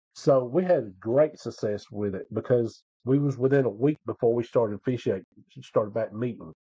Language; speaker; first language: English; native; English